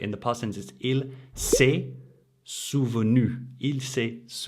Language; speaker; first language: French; non-native, fluent; English